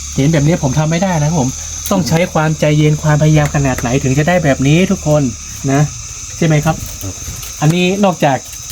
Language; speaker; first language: Thai; native; Thai